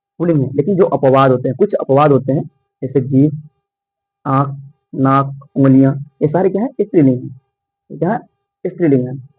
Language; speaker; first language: Hindi; native; Hindi